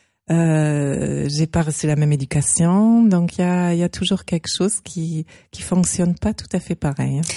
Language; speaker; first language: French; non-native, fluent; German